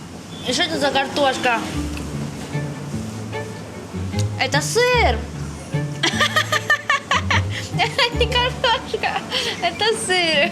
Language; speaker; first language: Russian; native; Russian